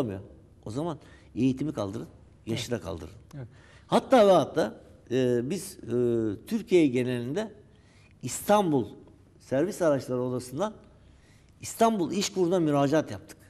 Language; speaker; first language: Turkish; native; Turkish